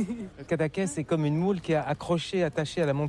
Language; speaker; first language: French; native; French